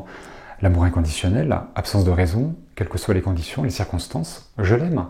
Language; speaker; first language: French; native; French